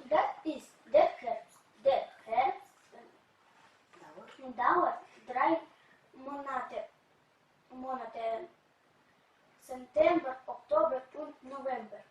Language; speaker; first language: German; non-native, learner; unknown